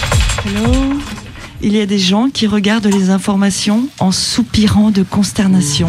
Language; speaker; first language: French; native; French